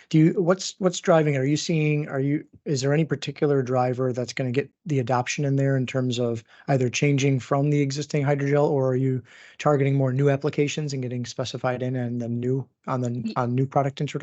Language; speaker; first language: English; native; English